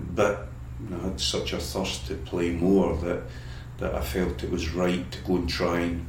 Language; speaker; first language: English; native; English